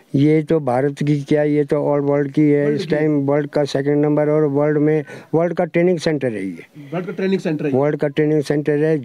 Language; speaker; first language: Hindi; native; Hindi